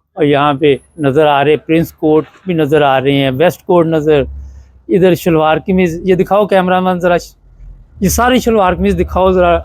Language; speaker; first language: Urdu; non-native, local second language; Punjabi